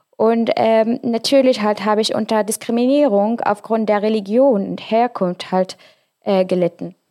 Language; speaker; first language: German; non-native, fluent; Arabic